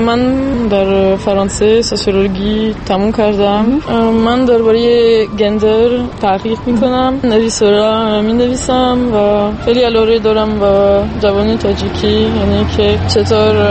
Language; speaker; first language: Persian; non-native, fluent; French